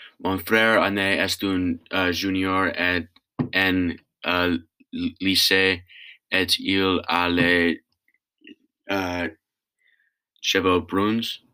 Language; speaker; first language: French; non-native, learner; English